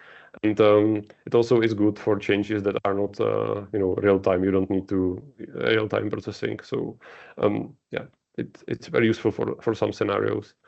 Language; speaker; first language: English; non-native, fluent; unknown